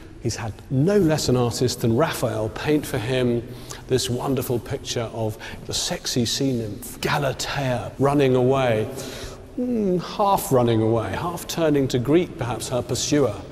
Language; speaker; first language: English; native; English